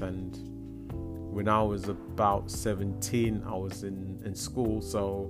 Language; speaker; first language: English; non-native, local second language; Shona